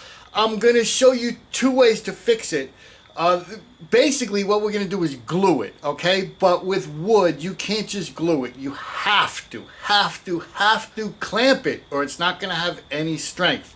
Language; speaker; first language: English; native; English